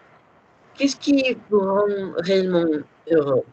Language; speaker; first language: French; non-native, learner; Spanish